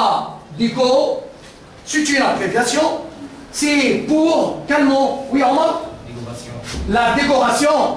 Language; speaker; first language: French; non-native, fluent; Arabic